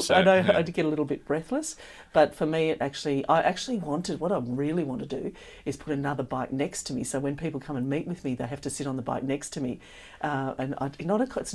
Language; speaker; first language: English; native; English